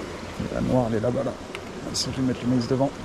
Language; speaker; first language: French; native; French